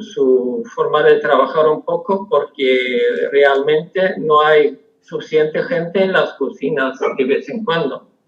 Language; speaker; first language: Spanish; non-native, fluent; Swedish